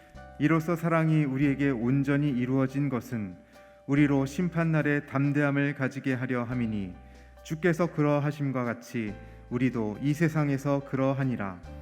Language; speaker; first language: Korean; native; Korean